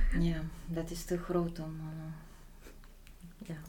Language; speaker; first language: Dutch; non-native, fluent; Polish